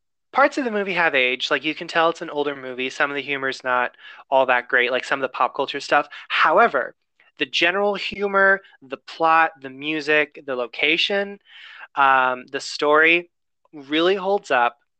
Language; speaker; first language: English; native; English